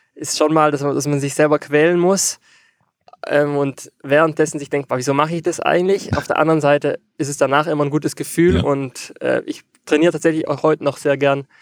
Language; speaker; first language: German; native; German